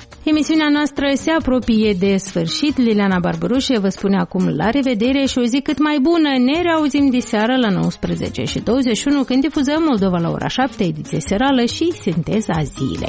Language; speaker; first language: Romanian; native; Romanian